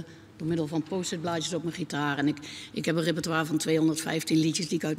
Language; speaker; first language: Dutch; native; Dutch